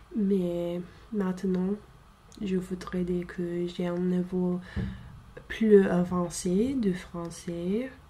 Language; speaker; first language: French; non-native, fluent; English